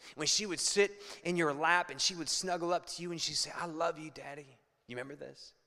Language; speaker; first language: English; native; English